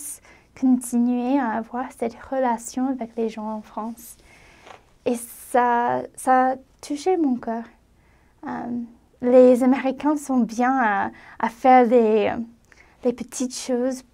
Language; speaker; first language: French; non-native, fluent; English